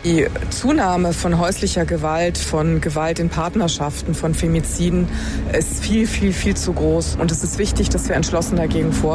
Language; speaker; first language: German; native; German